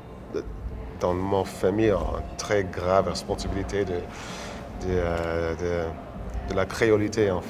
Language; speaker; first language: French; non-native, local second language; English